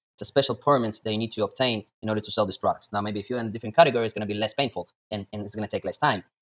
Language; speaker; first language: English; non-native, fluent; Latvian